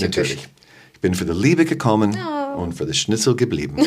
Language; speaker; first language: German; non-native, fluent; English